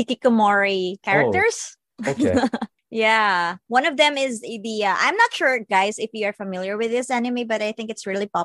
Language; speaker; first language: English; non-native, local second language; Filipino